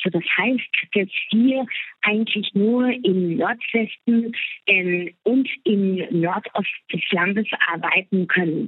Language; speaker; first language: German; non-native, fluent; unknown